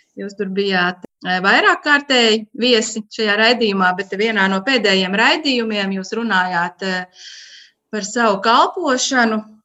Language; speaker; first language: Latvian; native; Latvian